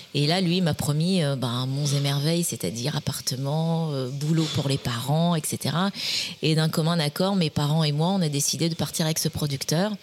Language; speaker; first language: French; native; French